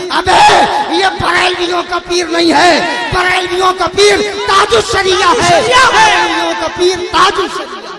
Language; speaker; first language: Urdu; native; Urdu